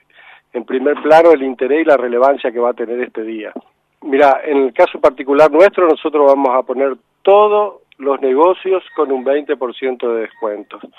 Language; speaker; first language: Spanish; native; Spanish